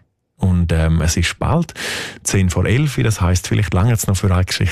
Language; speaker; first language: German; native; German